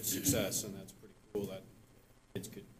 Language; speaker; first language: English; native; English